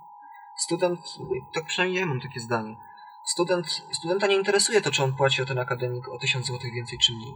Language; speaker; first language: Polish; native; Polish